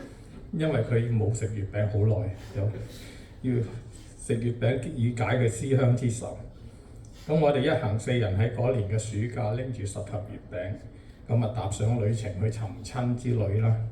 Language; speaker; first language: Cantonese; native; Cantonese